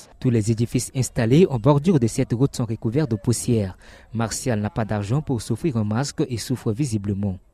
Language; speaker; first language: French; non-native, local second language; Sango